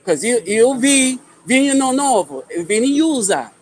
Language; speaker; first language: Portuguese; non-native, learner; English